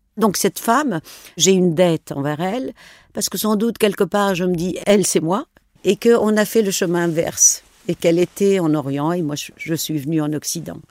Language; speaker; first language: French; non-native, local second language; Arabic